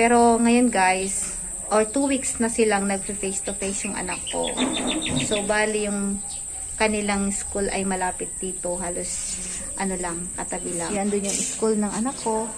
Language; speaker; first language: Filipino; non-native, local second language; Bikol